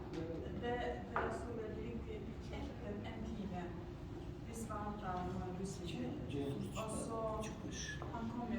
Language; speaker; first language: Norwegian; non-native, learner; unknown